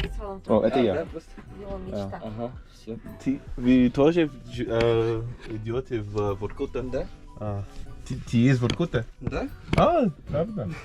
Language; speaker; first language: Russian; non-native, learner; English